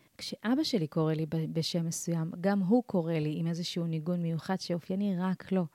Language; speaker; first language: Hebrew; early bilingual, other home language; Amharic